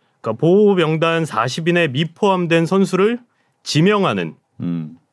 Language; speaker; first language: Korean; native; Korean